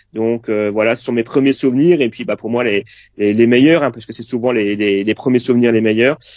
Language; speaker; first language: French; native; French